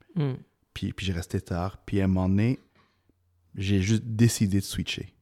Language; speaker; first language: French; early bilingual, other home language; Arabic